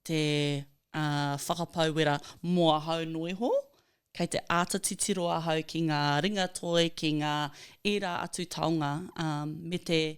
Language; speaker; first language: Māori; non-native, local second language; English